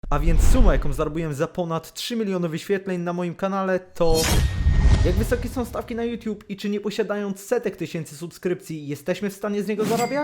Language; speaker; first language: Polish; native; Polish